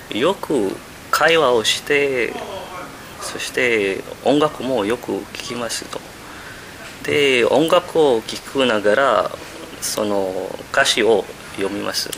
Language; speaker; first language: Japanese; non-native, learner; Indonesian